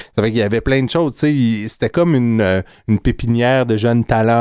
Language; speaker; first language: French; native; French